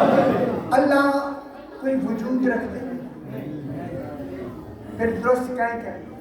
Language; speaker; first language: Urdu; native; Urdu